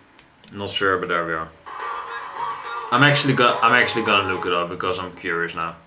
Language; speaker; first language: English; non-native, fluent; Dutch